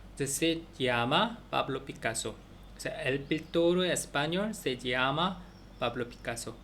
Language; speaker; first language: Spanish; non-native, learner; Korean